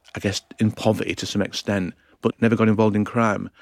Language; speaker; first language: English; native; English